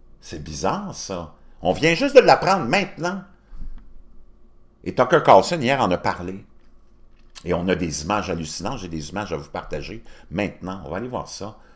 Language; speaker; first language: French; native; French